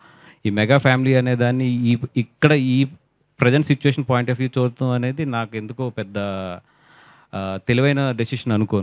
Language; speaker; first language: Telugu; native; Telugu